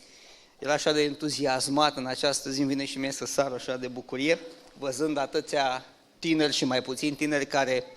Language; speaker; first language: Romanian; native; Romanian